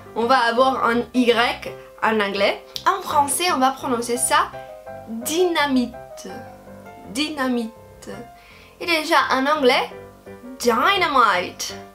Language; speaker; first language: French; non-native, fluent; Portuguese